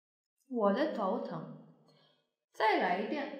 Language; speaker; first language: Chinese; non-native, fluent; Polish